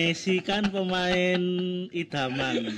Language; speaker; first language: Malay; non-native, local second language; Javanese